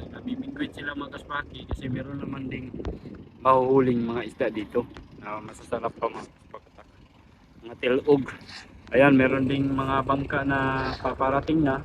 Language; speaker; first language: Filipino; non-native, local second language; Cebuano